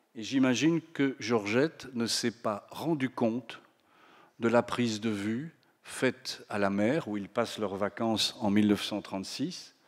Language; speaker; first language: French; native; French